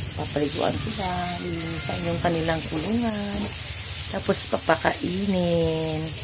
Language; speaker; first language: Filipino; non-native, local second language; Hiligaynon